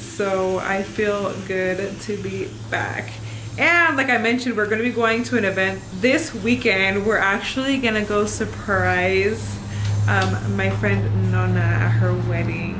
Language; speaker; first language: English; early bilingual, other home language; Spanish